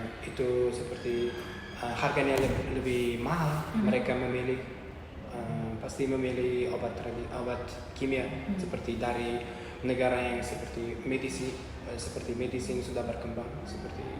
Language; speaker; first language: Indonesian; non-native, learner; Uzbek